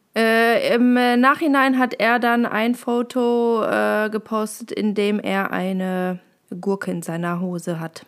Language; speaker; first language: German; native; German